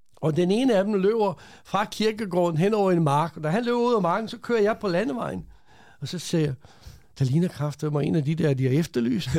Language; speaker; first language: Danish; early bilingual, other home language; Croatian